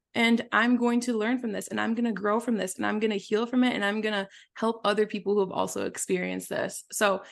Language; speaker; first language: English; native; English